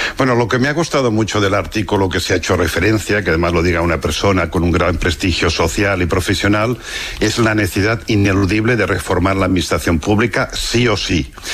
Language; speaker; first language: Spanish; non-native, local second language; Catalan